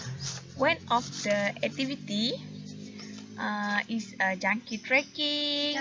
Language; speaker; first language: English; non-native, learner; Malay